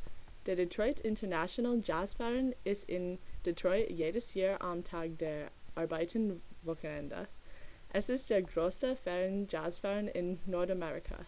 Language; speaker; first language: German; non-native, learner; English